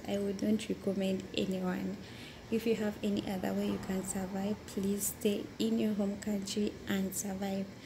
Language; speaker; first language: English; non-native, local second language; Ganda